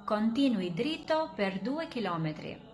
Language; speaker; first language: Italian; non-native, fluent; Albanian